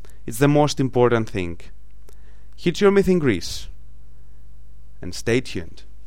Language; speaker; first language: English; non-native, fluent; Greek